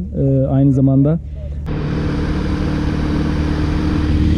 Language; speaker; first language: Turkish; native; Turkish